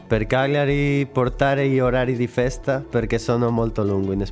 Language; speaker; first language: Italian; non-native, learner; Spanish